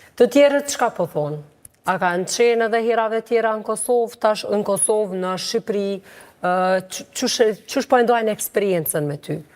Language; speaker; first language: Albanian; native; Albanian